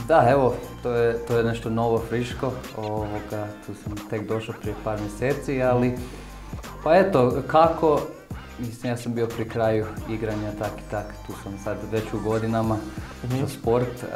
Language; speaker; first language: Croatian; early bilingual, heritage; Croatian